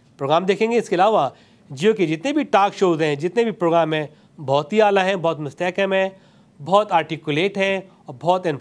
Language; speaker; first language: Urdu; native; Urdu